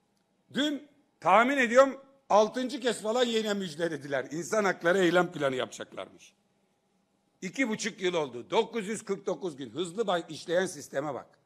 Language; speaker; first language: Turkish; native; Turkish